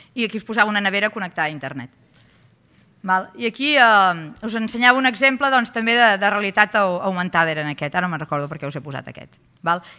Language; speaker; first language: Catalan; native; Catalan